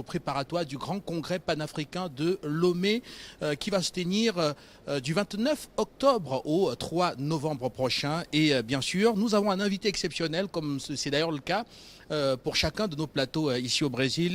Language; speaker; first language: French; native; French